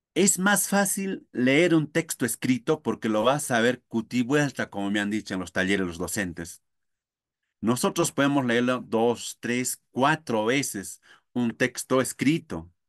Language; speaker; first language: Spanish; non-native, local second language; Quechua